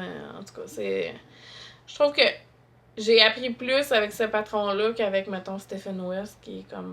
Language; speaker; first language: French; native; French